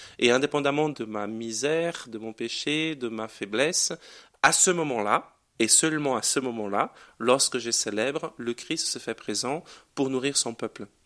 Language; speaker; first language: French; non-native, fluent; Portuguese